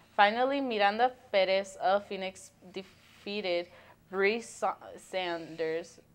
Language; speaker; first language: English; early bilingual, other home language; Spanish